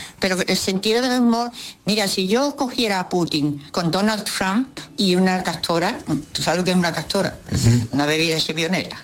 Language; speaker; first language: Spanish; early bilingual, other home language; Russian